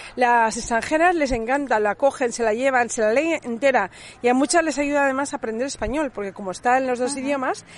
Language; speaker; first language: Spanish; non-native, fluent; Swedish